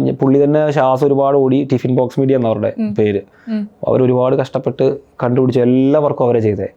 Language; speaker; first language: Malayalam; native; Malayalam